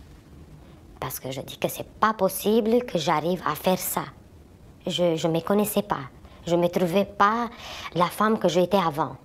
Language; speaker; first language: French; non-native, fluent; Romanian